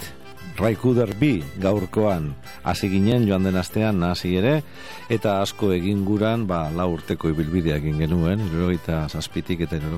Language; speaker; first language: Basque; native; Basque